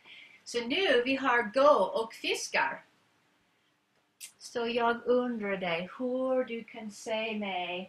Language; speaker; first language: Swedish; non-native, learner; English